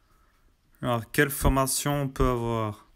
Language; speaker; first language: French; native; French